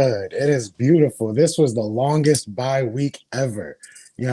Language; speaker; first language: English; native; English